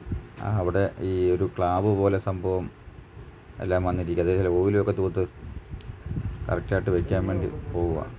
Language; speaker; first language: Malayalam; native; Malayalam